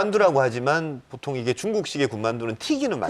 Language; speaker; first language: Korean; native; Korean